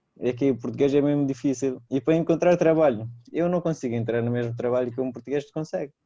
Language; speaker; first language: Portuguese; non-native, fluent; Persian